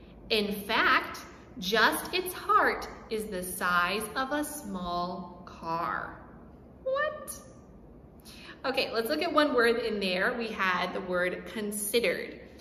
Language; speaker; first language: English; native; English